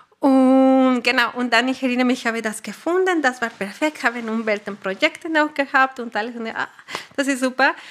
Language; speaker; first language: German; non-native, fluent; Spanish